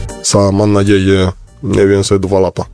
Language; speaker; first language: Polish; non-native, fluent; Spanish